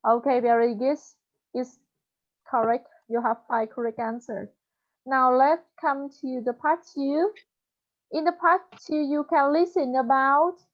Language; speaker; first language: English; non-native, fluent; Vietnamese